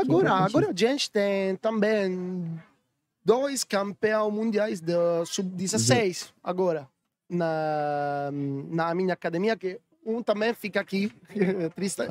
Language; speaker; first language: Portuguese; non-native, learner; Italian